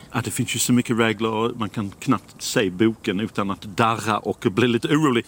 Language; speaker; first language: Swedish; non-native, fluent; English